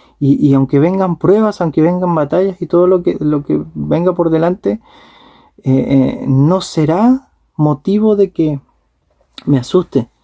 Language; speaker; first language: Spanish; native; Spanish